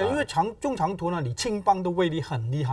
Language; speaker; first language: Chinese; native; Chinese